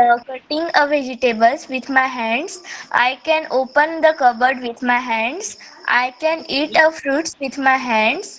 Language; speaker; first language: English; non-native, learner; Marathi